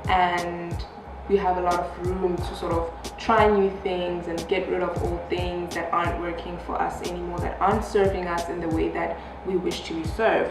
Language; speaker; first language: English; non-native, local second language; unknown